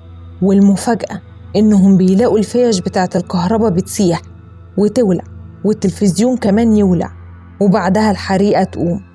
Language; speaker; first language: Arabic; native; Arabic